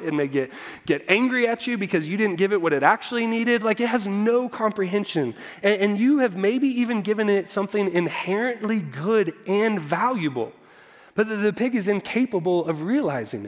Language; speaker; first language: English; native; English